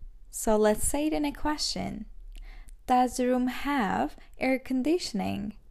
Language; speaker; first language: English; non-native, fluent; Turkish